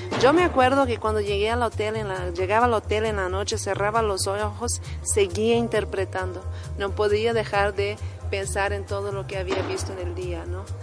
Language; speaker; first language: Spanish; non-native, fluent; Portuguese